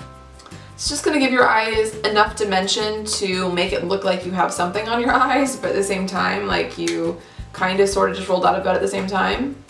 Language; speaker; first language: English; native; English